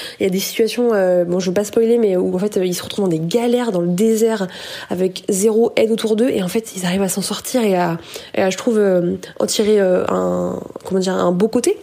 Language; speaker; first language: French; native; French